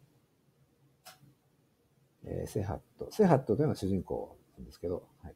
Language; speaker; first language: Japanese; native; Japanese